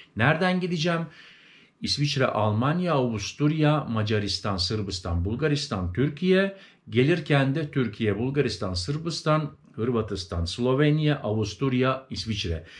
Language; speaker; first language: Turkish; early bilingual, heritage; Turkish